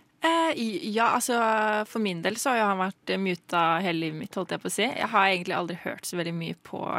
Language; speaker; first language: Norwegian; native; Norwegian